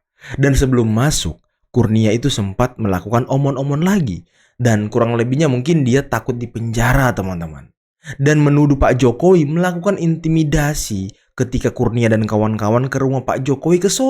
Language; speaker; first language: Indonesian; native; Indonesian